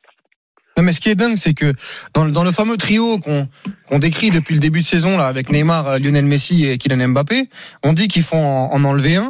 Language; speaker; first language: French; native; French